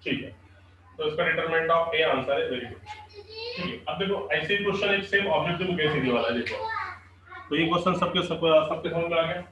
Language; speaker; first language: Hindi; non-native, local second language; Marathi